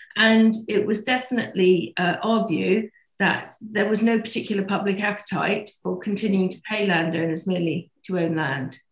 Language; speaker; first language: English; native; English